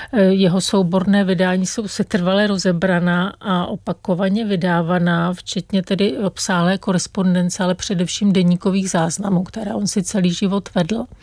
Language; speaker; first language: Czech; native; Czech